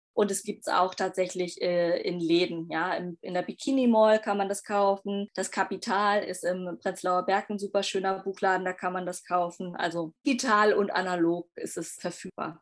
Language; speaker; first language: German; native; German